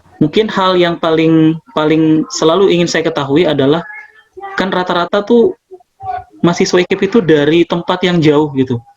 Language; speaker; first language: Indonesian; native; Indonesian